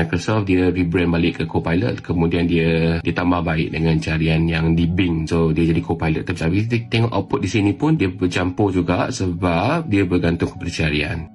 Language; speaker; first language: Malay; native; Malay